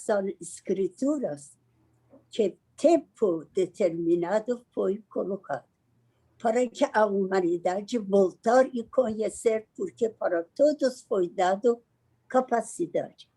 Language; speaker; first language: Portuguese; non-native, learner; Persian